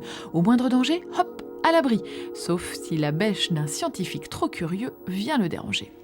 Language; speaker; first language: French; native; French